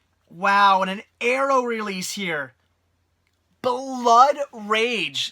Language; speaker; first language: English; native; English